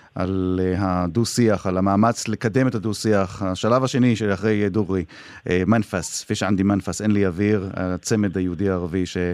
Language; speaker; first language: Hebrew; native; Hebrew